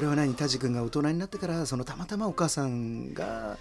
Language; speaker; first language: Japanese; native; Japanese